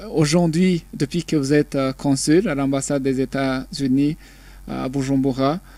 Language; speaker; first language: French; non-native, local second language; Rundi